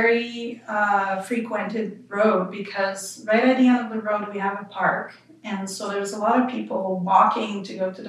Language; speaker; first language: English; non-native, fluent; French